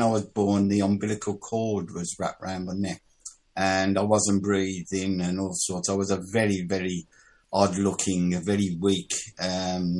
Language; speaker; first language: English; native; English